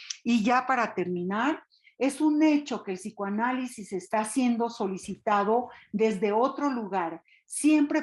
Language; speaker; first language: Spanish; native; Spanish